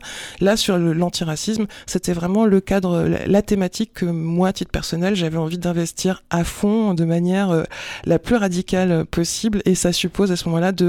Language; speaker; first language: French; native; French